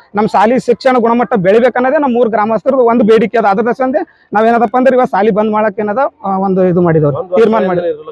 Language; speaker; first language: Kannada; native; Kannada